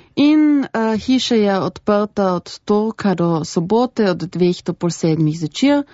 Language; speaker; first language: Slovenian; early bilingual, heritage; German